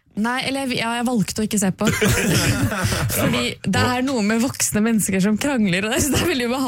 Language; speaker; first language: Norwegian; native; Norwegian